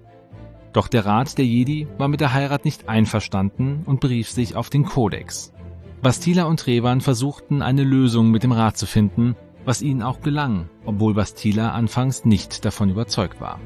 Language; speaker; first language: German; native; German